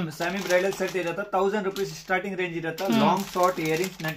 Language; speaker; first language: Kannada; non-native, local second language; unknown